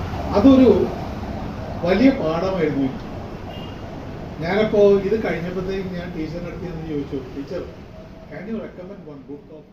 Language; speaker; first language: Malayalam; native; Malayalam